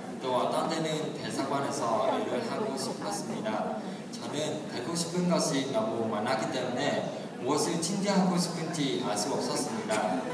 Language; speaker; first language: Korean; non-native, learner; Khmer